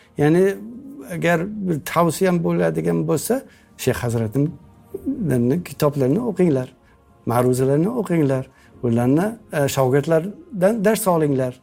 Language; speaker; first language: Uzbek; non-native, fluent; English